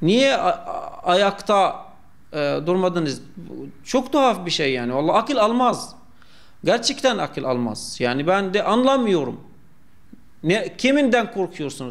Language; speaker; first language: Turkish; non-native, fluent; Arabic